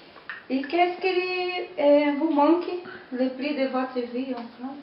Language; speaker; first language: French; non-native, learner; Portuguese